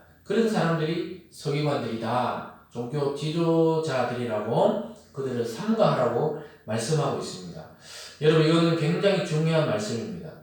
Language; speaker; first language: Korean; native; Korean